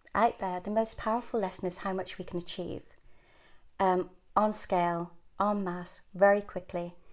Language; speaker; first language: English; native; English